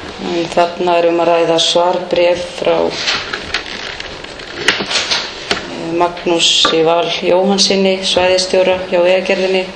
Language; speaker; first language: Icelandic; native; Icelandic